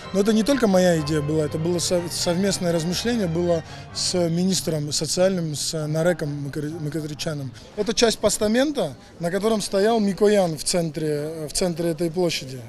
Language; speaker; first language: Russian; non-native, local second language; Georgian